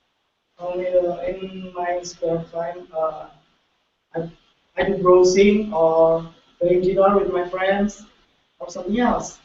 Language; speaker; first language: English; non-native, learner; Indonesian